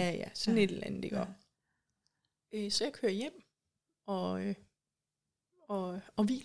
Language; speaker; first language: Danish; native; Danish